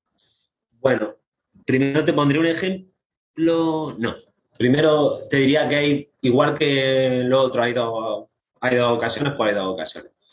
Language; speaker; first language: Spanish; native; Spanish